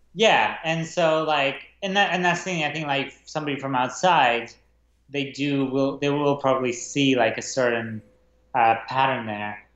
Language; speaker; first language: English; non-native, fluent; Russian